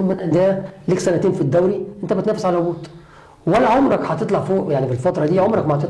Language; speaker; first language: Arabic; native; Arabic